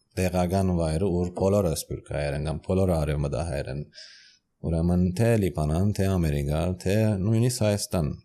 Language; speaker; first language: Armenian; early bilingual, heritage; Armenian